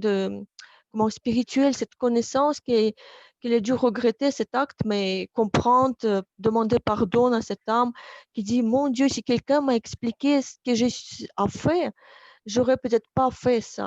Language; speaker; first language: French; non-native, fluent; Russian